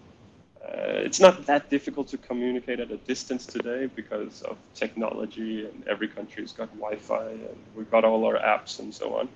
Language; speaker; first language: English; non-native, fluent; Danish